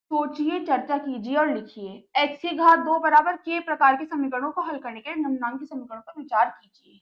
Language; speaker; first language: Hindi; native; Hindi